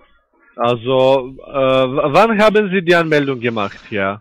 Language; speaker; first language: German; non-native, learner; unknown